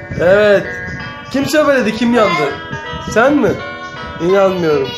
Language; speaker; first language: Turkish; native; Turkish